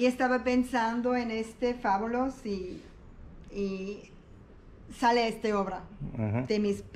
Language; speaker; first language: Spanish; non-native, learner; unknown